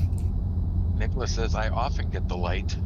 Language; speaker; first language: English; native; English